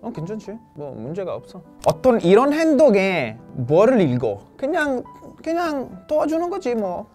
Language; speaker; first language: Korean; non-native, fluent; Italian